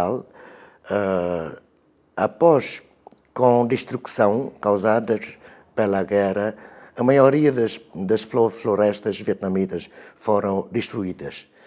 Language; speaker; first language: Portuguese; non-native, fluent; Vietnamese